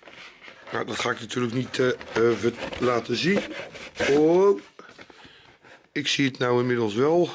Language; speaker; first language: Dutch; native; Dutch